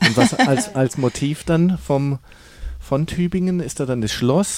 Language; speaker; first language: German; native; German